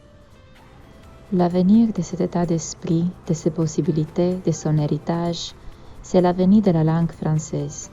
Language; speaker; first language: French; non-native, fluent; Romanian